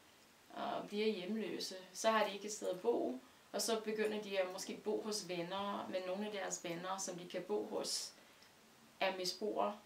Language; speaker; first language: Danish; non-native, fluent; English